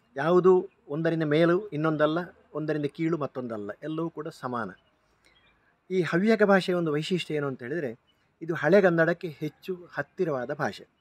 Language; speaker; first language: Kannada; native; Kannada